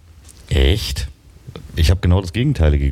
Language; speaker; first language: German; native; German